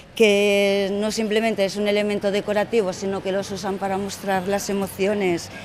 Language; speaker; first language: Spanish; native; Spanish